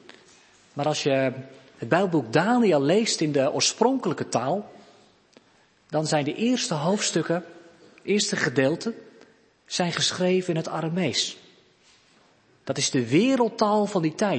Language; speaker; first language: Dutch; native; Dutch